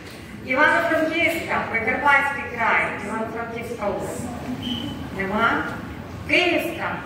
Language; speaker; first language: Ukrainian; native; Ukrainian